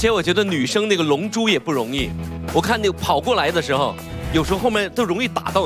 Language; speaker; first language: Chinese; native; Chinese